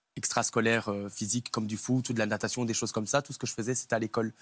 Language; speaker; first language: French; native; French